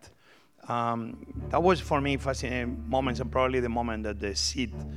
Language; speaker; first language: English; non-native, fluent; Spanish